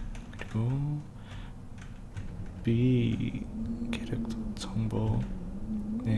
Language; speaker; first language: Korean; non-native, learner; English